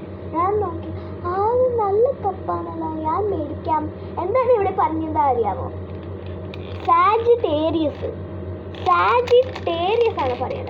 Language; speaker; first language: Malayalam; early bilingual, heritage; Malayalam